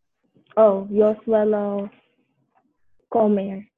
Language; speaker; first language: Spanish; non-native, learner; English